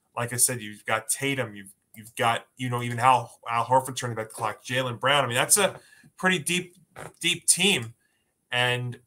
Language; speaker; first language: English; native; English